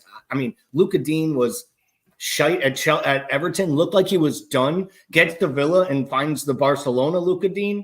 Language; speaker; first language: English; native; English